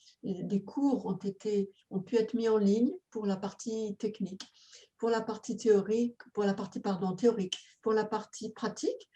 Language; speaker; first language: French; native; French